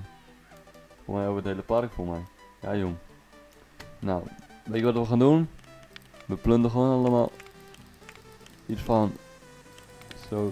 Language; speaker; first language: Dutch; native; Dutch